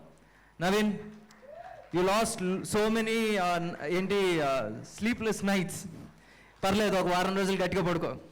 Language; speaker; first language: Telugu; native; Telugu